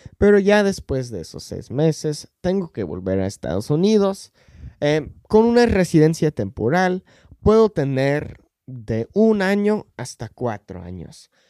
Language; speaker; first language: Spanish; non-native, fluent; English